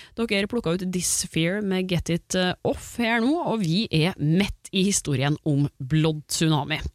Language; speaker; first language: Norwegian; native; Norwegian